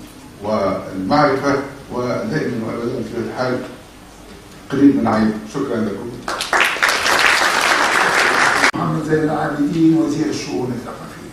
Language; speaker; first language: Arabic; native; Arabic